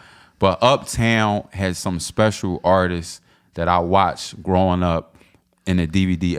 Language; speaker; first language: English; native; English